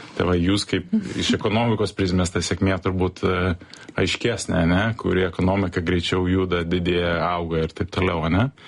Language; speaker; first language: Lithuanian; native; Lithuanian